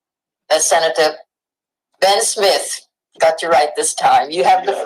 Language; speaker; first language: English; native; English